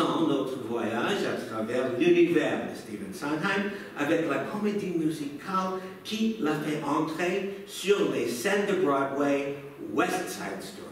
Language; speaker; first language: French; non-native, fluent; English